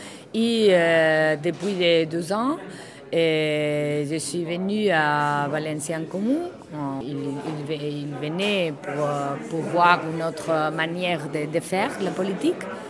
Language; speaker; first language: French; non-native, learner; Spanish